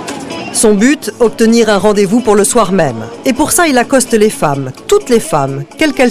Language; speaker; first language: French; native; French